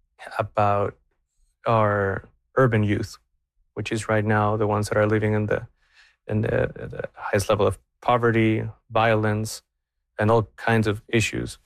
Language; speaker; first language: English; non-native, fluent; Spanish